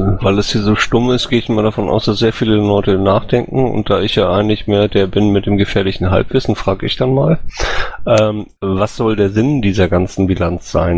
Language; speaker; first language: German; native; German